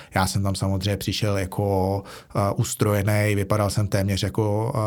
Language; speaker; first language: Czech; native; Czech